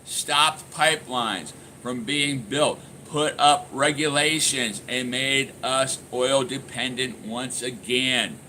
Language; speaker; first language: English; native; English